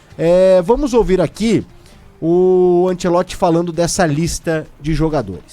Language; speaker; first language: Portuguese; native; Portuguese